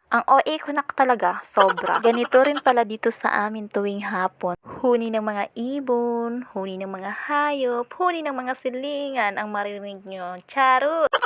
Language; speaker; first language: Filipino; non-native, local second language; Cebuano